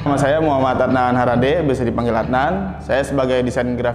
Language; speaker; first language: Indonesian; native; Indonesian